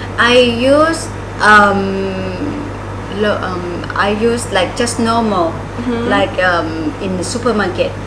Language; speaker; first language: English; non-native, learner; Thai